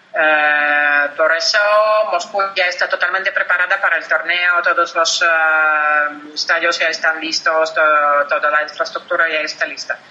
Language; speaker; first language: Spanish; non-native, fluent; Russian